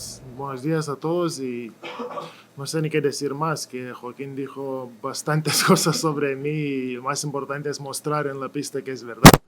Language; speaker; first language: Spanish; non-native, learner; Lithuanian